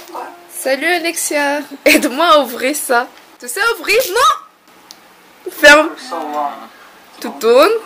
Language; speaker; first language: French; non-native, learner; Korean